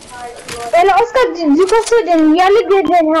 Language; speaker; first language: Swedish; early bilingual, other home language; Turkish